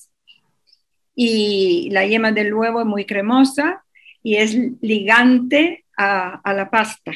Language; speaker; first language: Spanish; non-native, fluent; Italian